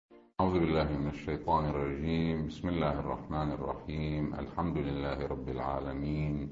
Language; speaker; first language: Arabic; native; Arabic